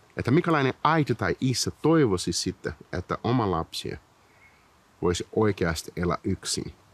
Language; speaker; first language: Finnish; non-native, fluent; Portuguese